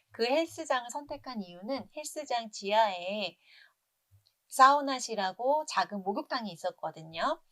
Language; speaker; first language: Korean; native; Korean